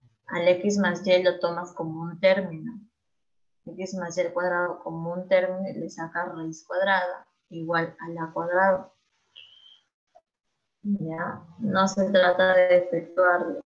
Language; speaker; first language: Spanish; native; Spanish